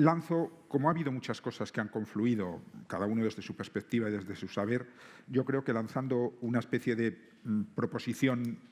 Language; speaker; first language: Spanish; native; Spanish